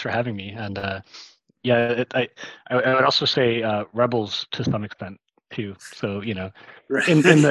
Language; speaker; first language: English; native; English